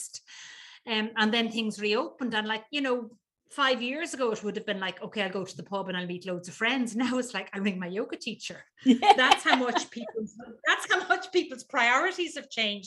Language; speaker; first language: English; native; English